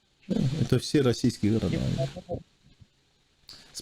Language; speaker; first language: Russian; non-native, fluent; Armenian